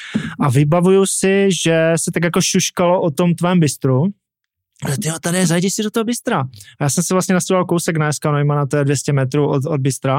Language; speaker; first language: Czech; native; Czech